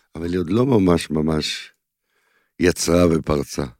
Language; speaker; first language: Hebrew; native; Hebrew